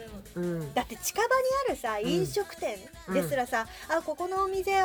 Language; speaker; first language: Japanese; native; Japanese